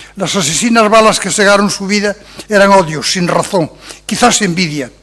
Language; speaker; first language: Spanish; non-native, local second language; Galician